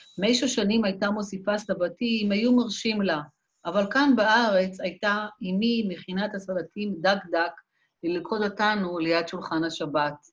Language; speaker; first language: Hebrew; native; Hebrew